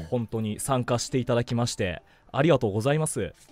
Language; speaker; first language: Japanese; native; Japanese